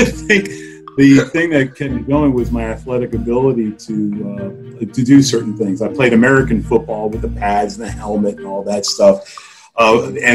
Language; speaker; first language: English; native; English